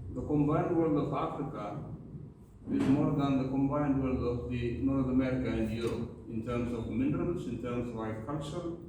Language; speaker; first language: English; non-native, local second language; Amharic